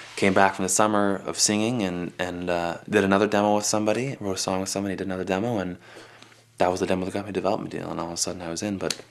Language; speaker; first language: English; native; English